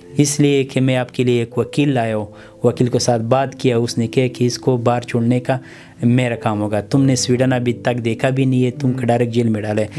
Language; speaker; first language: Hindi; non-native, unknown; Pashto